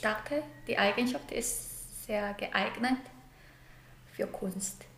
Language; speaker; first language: German; non-native, fluent; Korean